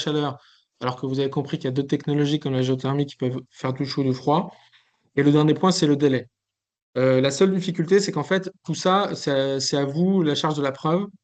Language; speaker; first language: French; native; French